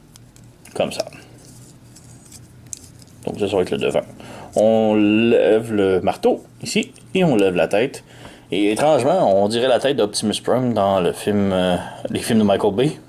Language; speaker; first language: French; native; French